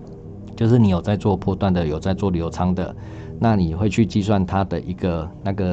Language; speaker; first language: Chinese; native; Chinese